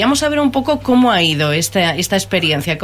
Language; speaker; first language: Spanish; native; Spanish